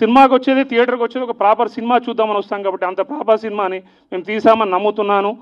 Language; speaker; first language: Telugu; native; Telugu